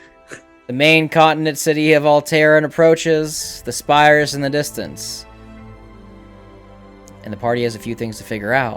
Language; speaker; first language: English; native; English